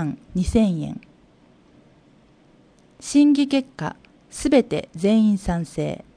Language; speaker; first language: Japanese; native; Japanese